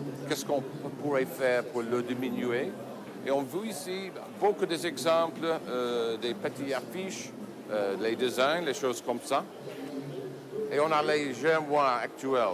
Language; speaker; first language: French; non-native, fluent; English